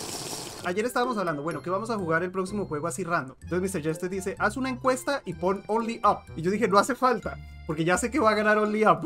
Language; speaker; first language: Spanish; native; Spanish